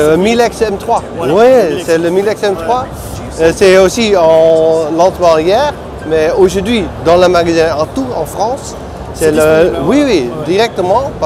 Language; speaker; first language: French; non-native, learner; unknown